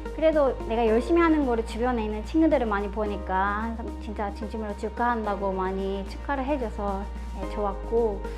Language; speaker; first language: Korean; non-native, fluent; Japanese